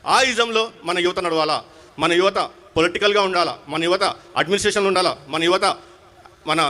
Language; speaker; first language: Telugu; non-native, local second language; Hindi